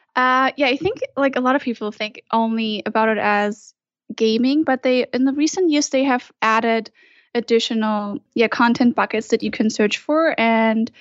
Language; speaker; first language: English; non-native, fluent; German